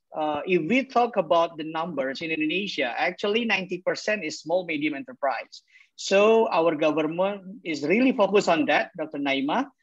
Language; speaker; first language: English; non-native, fluent; Indonesian